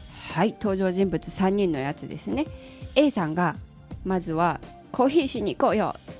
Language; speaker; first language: Japanese; native; Japanese